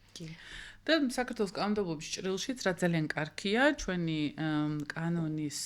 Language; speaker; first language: Georgian; native; Georgian